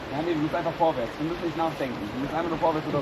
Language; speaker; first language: German; native; German